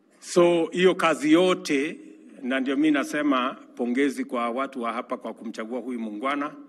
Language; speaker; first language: Swahili; non-native, local second language; Kalenjin